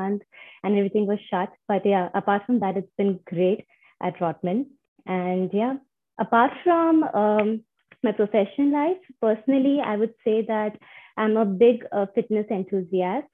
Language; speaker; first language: English; non-native, local second language; Hindi